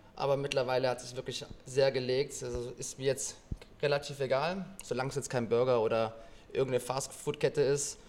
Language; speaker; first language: German; native; German